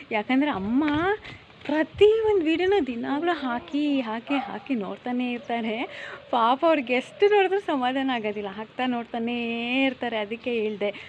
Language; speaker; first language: Kannada; native; Kannada